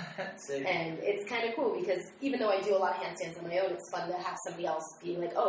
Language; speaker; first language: English; native; English